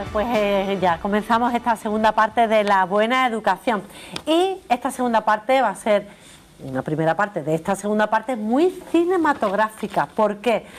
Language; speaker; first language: Spanish; native; Spanish